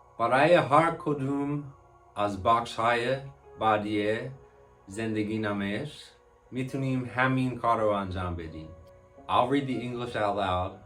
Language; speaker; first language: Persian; non-native, learner; English